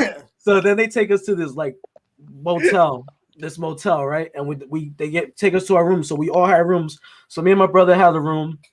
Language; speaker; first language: English; native; English